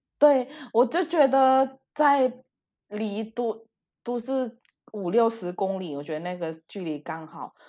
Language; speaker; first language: Chinese; early bilingual, heritage; Chinese